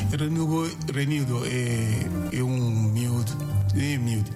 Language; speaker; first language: Portuguese; non-native, learner; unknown